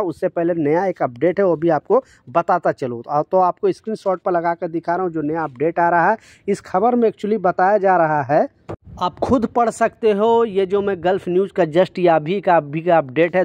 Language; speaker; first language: Hindi; native; Hindi